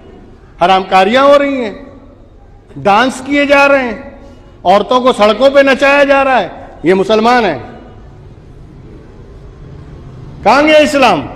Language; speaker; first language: Urdu; native; Urdu